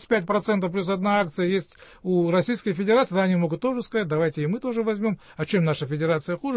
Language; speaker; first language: Russian; native; Russian